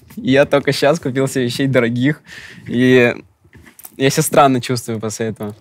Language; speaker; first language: Russian; native; Russian